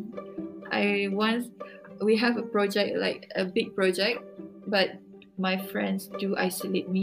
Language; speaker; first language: English; non-native, local second language; Malay